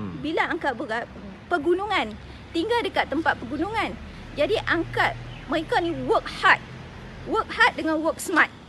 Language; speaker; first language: Malay; native; Malay